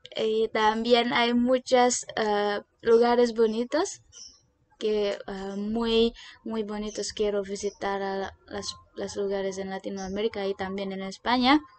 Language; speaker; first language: Spanish; non-native, learner; Indonesian